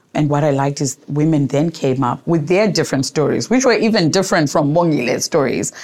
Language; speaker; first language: English; non-native, local second language; Shona